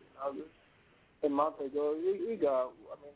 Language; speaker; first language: English; non-native, fluent; Ewe